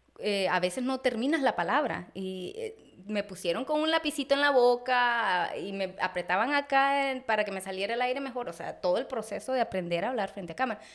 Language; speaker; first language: Spanish; native; Spanish